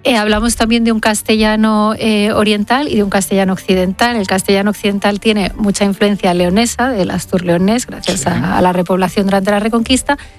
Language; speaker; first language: Spanish; native; Spanish